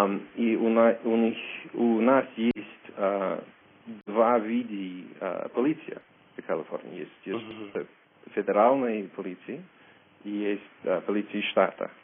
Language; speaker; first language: Russian; non-native, learner; English